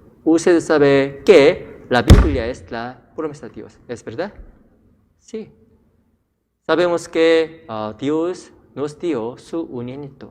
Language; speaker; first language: Spanish; non-native, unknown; Korean